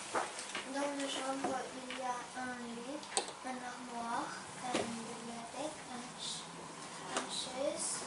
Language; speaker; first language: French; non-native, learner; Ukrainian